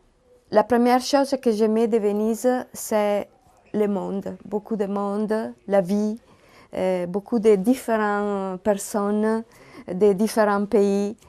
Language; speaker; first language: French; non-native, learner; Italian